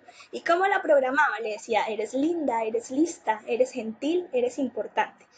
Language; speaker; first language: Spanish; native; Spanish